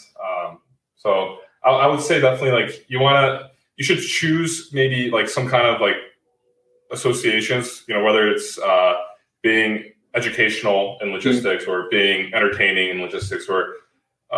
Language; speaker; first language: English; native; English